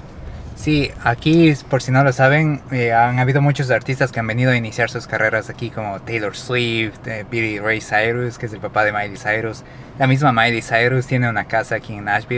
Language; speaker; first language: Spanish; native; Spanish